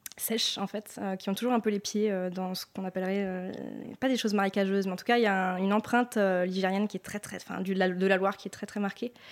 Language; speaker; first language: French; native; French